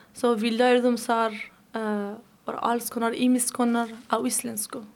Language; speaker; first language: Icelandic; non-native, learner; Persian